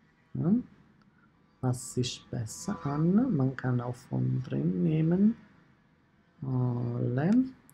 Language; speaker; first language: German; non-native, fluent; Italian